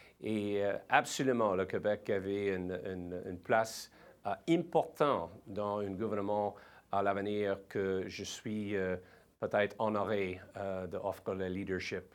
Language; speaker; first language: French; non-native, learner; English